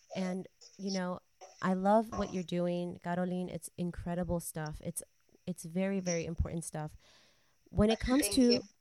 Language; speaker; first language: English; non-native, local second language; Masai